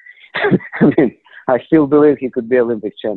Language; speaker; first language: English; non-native, fluent; Ukrainian